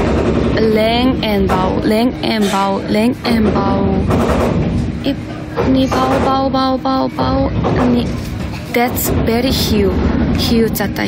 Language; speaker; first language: English; non-native, learner; Korean